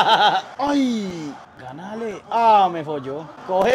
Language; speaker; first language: Spanish; native; Spanish